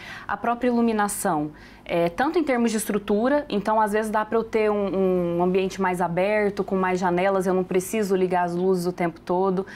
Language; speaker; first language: Portuguese; native; Portuguese